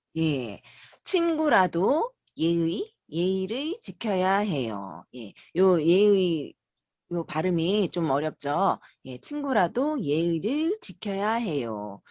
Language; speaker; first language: Korean; native; Korean